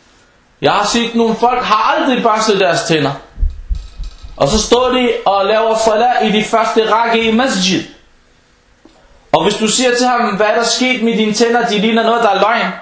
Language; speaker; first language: Danish; non-native, fluent; Arabic